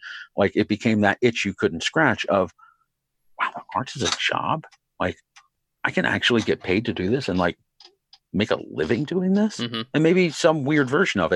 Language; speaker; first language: English; native; English